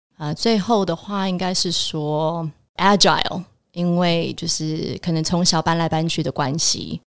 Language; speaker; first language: Chinese; early bilingual, heritage; Chinese